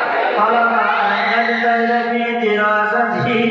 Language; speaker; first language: Arabic; non-native, fluent; Bangla